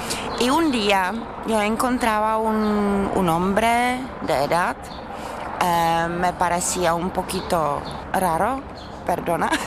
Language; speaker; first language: Spanish; non-native, fluent; Czech